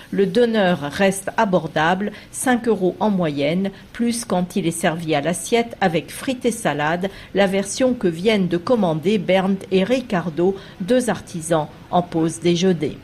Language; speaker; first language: French; native; French